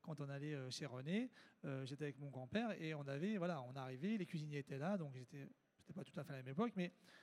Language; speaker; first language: French; native; French